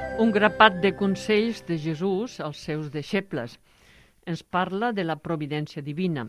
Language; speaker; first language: Catalan; native; Catalan